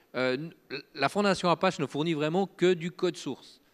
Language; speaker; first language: French; native; French